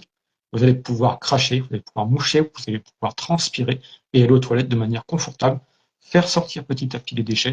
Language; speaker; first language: French; native; French